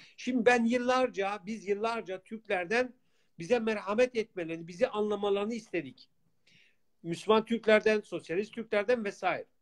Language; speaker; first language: Turkish; non-native, local second language; Kurdish